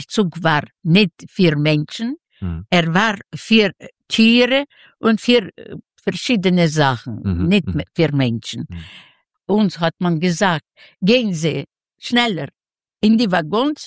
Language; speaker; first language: German; non-native, learner; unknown